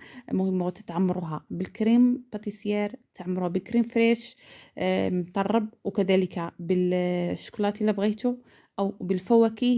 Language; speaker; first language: Arabic; native; Arabic